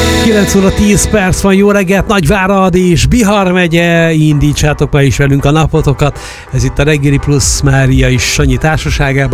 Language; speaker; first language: Hungarian; native; Hungarian